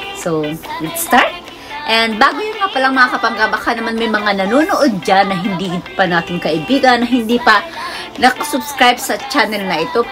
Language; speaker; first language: Filipino; non-native, local second language; Hiligaynon